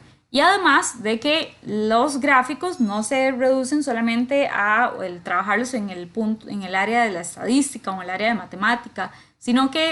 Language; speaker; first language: Spanish; native; Spanish